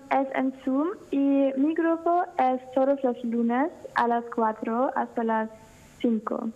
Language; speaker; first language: Spanish; non-native, learner; German